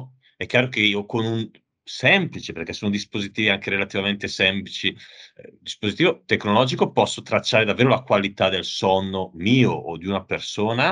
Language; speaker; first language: Italian; native; Italian